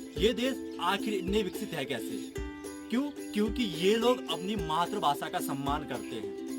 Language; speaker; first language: Hindi; native; Hindi